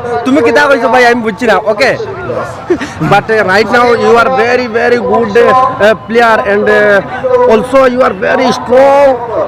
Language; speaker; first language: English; non-native, learner; Sylheti